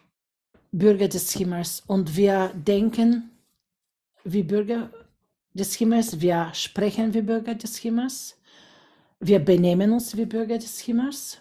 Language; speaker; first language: German; non-native, fluent; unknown